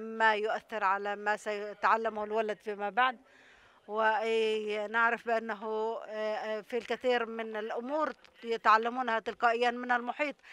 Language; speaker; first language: Arabic; non-native, local second language; Hebrew